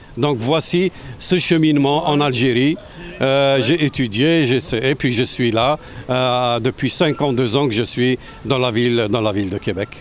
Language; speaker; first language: French; non-native, local second language; Arabic